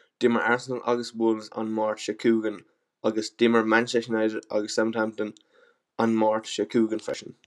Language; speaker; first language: Irish; non-native, local second language; English